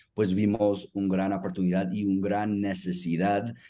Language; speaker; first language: Spanish; non-native, fluent; English